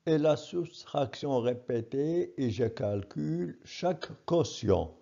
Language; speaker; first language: French; non-native, local second language; Arabic